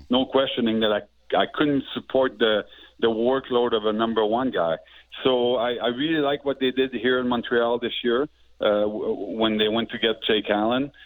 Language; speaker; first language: English; native; English